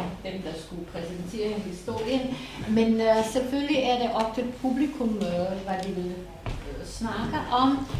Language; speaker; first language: Danish; non-native, fluent; Serbian